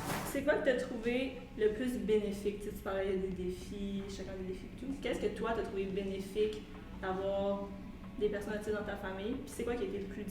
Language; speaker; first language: French; native; French